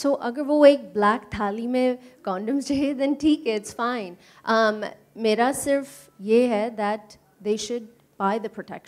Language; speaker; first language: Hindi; non-native, learner; English